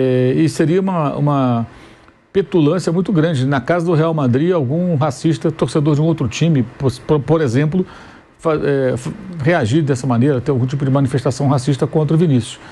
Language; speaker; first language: Portuguese; native; Portuguese